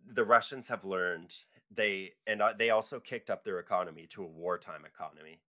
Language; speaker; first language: English; native; English